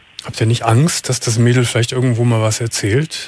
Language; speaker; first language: German; native; German